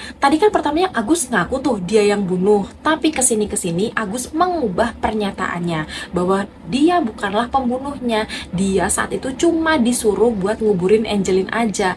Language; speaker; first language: Indonesian; native; Indonesian